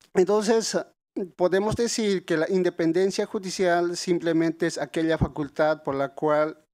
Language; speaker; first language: Spanish; native; Spanish